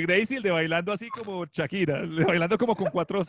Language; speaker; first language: Spanish; native; Spanish